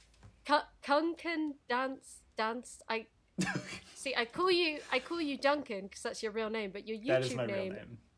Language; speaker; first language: English; native; English